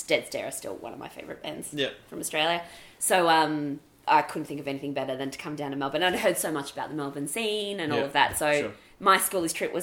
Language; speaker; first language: English; native; English